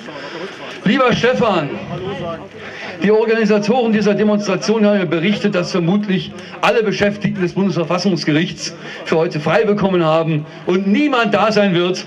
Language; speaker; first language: German; native; German